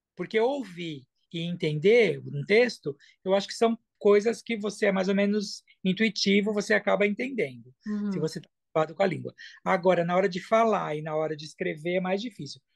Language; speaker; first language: Portuguese; native; Portuguese